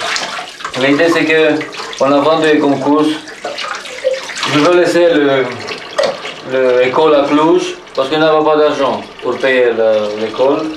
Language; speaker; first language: French; non-native, learner; Romanian